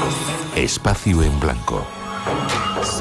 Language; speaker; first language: Spanish; native; Spanish